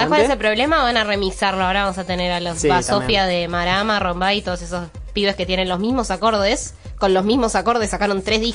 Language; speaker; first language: Spanish; native; Spanish